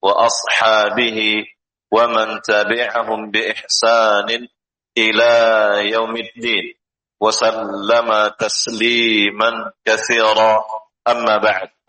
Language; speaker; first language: Arabic; non-native, fluent; Indonesian